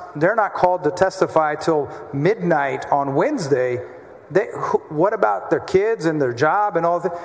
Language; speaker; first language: English; native; English